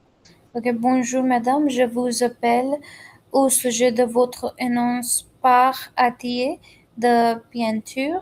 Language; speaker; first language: French; non-native, learner; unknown